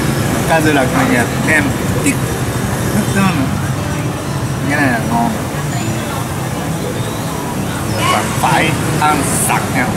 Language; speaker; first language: Vietnamese; non-native, learner; Japanese